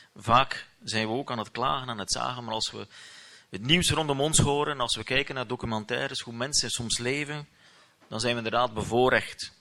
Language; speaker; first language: Dutch; native; Dutch